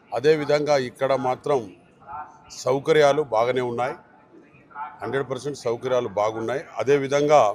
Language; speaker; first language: Telugu; non-native, local second language; Lambadi